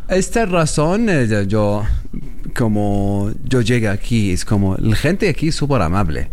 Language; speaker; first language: Spanish; non-native, learner; Arabic